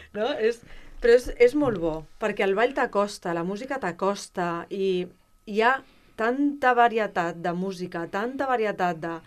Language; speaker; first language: Catalan; non-native, local second language; Spanish